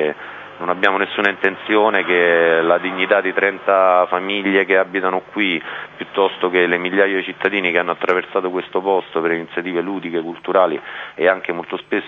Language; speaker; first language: Italian; native; Italian